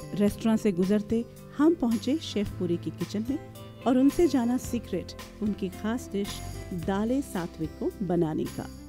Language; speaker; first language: Hindi; native; Hindi